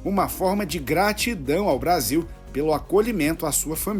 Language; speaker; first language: Portuguese; native; Portuguese